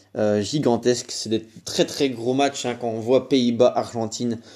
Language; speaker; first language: French; native; French